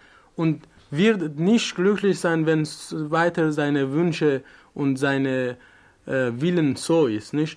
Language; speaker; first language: German; non-native, learner; Persian